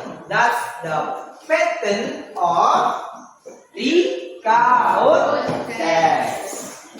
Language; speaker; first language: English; non-native, learner; Indonesian